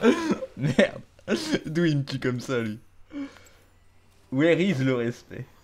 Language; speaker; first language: French; native; French